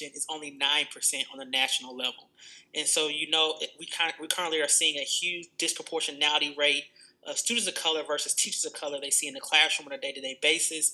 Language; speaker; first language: English; native; English